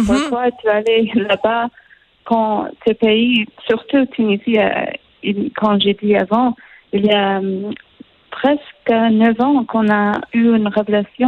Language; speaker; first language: French; non-native, learner; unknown